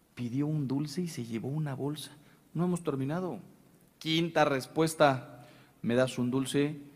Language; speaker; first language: Spanish; native; Spanish